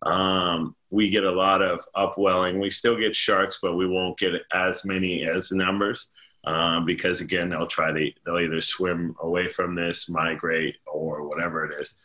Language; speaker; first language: English; native; English